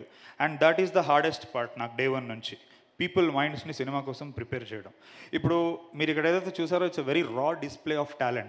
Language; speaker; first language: Telugu; native; Telugu